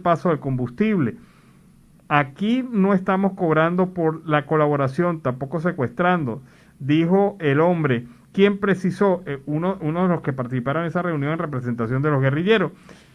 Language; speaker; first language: Spanish; native; Spanish